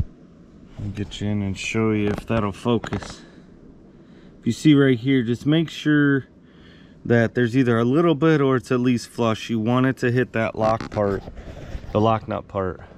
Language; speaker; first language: English; native; English